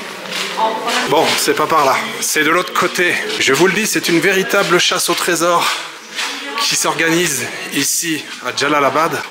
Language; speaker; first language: French; native; French